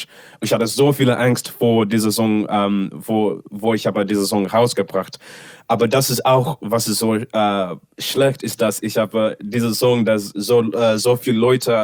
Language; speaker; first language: German; non-native, learner; English